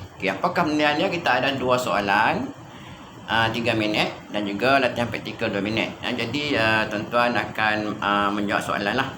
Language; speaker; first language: Malay; native; Malay